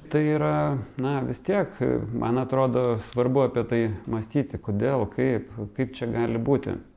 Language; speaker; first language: Lithuanian; native; Lithuanian